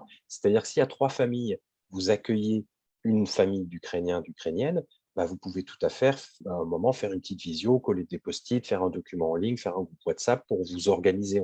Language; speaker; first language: French; native; French